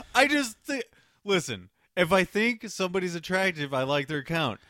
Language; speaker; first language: English; early bilingual, other home language; Spanish